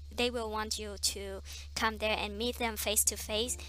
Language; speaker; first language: English; non-native, fluent; Vietnamese